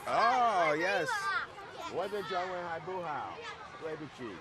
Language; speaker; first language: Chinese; non-native, learner; English